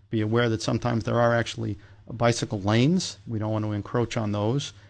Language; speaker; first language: English; native; English